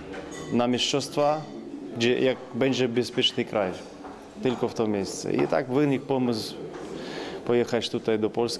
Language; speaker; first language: Polish; non-native, learner; Ukrainian